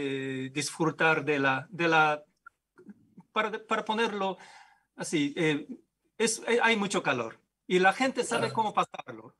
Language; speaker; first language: Spanish; non-native, fluent; Japanese